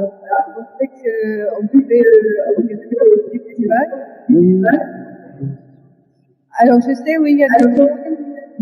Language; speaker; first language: French; native; French